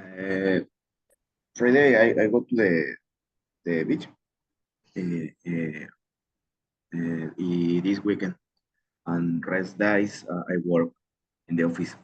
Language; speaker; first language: English; non-native, learner; Spanish